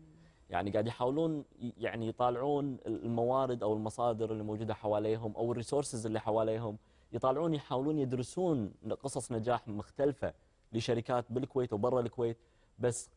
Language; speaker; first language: Arabic; native; Arabic